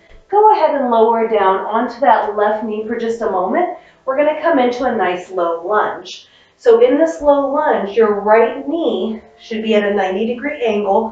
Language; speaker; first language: English; native; English